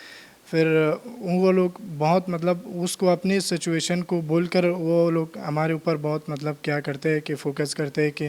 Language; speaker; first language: Hindi; non-native, learner; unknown